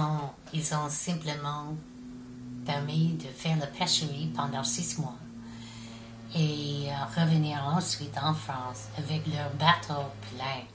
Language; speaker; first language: French; non-native, local second language; English